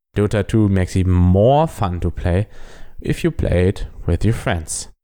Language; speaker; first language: English; non-native, fluent; German